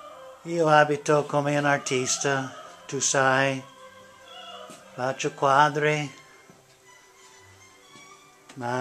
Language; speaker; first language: Italian; non-native, learner; English